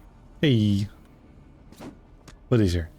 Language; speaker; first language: Dutch; native; Dutch